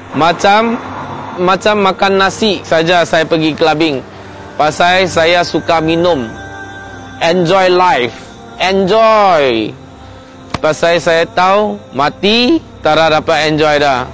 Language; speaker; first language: Malay; non-native, local second language; Chinese